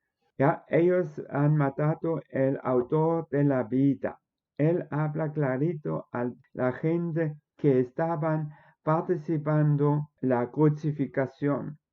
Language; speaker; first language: Spanish; non-native, fluent; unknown